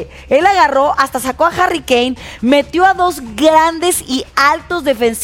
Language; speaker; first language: Spanish; native; Spanish